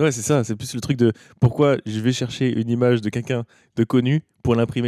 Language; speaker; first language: French; native; French